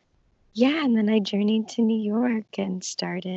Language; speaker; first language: English; native; English